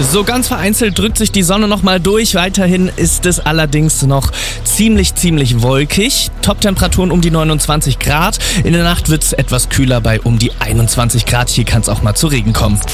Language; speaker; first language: German; native; German